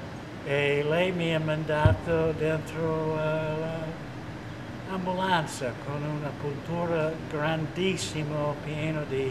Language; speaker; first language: Italian; non-native, learner; English